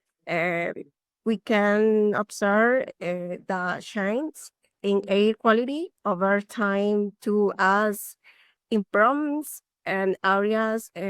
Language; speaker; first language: English; non-native, learner; Spanish